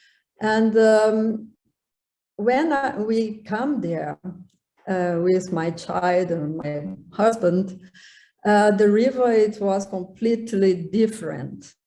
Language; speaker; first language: English; non-native, learner; Portuguese